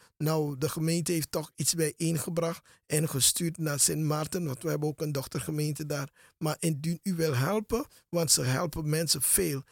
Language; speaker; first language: Dutch; native; Dutch